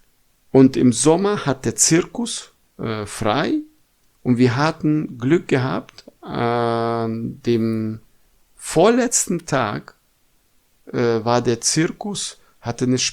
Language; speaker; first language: German; non-native, fluent; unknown